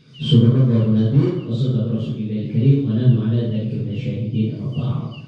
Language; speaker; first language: Indonesian; non-native, local second language; Madurese